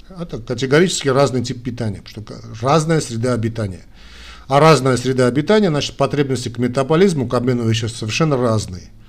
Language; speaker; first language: Russian; non-native, local second language; Armenian